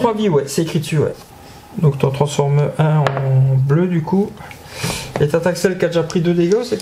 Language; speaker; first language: French; native; French